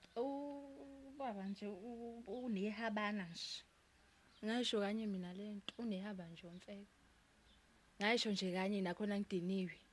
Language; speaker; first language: Zulu; native; Zulu